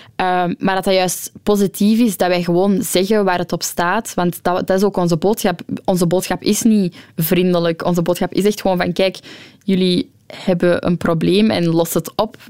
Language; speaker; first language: Dutch; native; Dutch